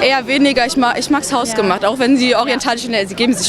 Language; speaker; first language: German; native; German